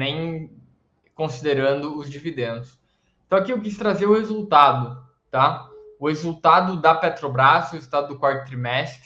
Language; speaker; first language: Portuguese; native; Portuguese